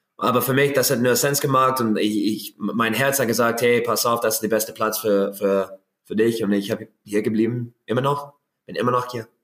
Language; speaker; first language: German; non-native, learner; English